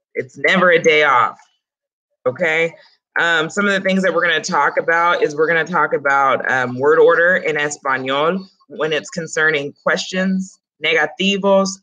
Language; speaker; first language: English; early bilingual, other home language; Spanish